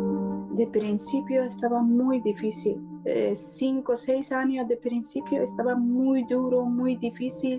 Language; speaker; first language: Spanish; non-native, learner; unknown